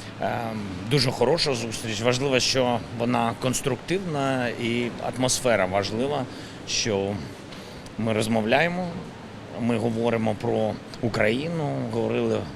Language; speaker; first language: Ukrainian; non-native, local second language; Russian